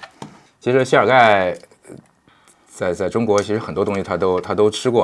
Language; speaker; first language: Chinese; native; Chinese